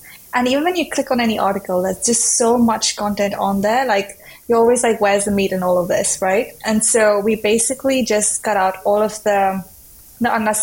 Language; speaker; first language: English; non-native, local second language; Hindi